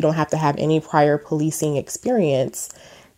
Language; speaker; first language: English; native; English